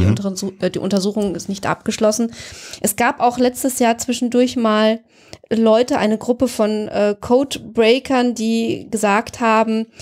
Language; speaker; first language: German; native; German